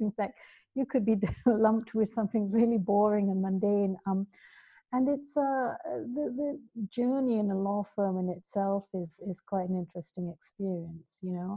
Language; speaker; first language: English; native; English